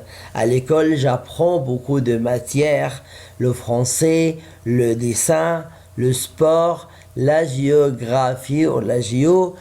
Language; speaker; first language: French; non-native, fluent; Arabic